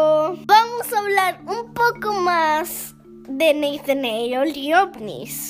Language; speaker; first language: Spanish; early bilingual, heritage; Spanish